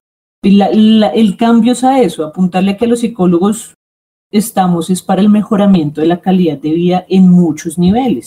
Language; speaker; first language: Spanish; native; Spanish